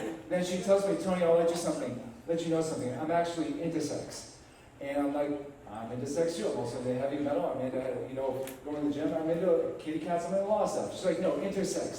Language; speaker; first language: English; native; English